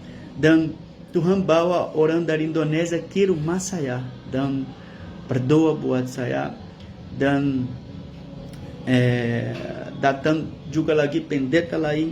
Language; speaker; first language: Indonesian; non-native, learner; Portuguese